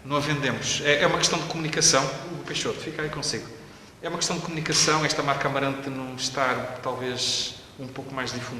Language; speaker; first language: Portuguese; native; Portuguese